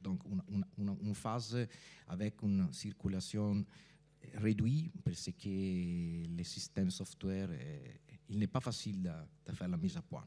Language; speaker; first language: French; non-native, fluent; Italian